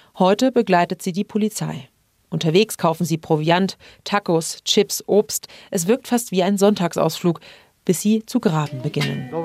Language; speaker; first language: German; native; German